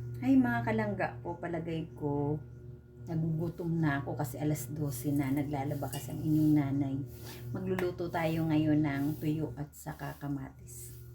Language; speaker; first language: Filipino; non-native, local second language; Cebuano